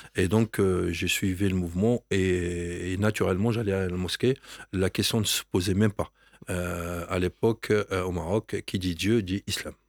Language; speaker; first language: French; non-native, local second language; Arabic